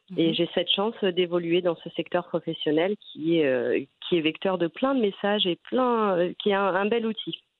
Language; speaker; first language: French; native; French